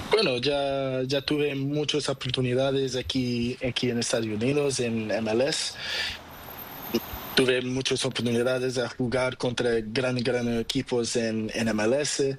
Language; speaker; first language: Spanish; non-native, learner; Portuguese